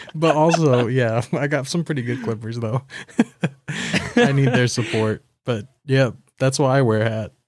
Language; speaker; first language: English; native; English